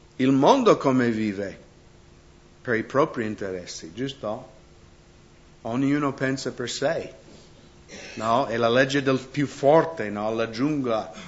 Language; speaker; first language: Italian; non-native, fluent; English